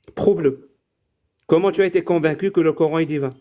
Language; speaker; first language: French; non-native, local second language; Arabic